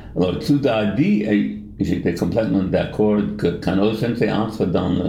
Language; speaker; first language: French; non-native, fluent; English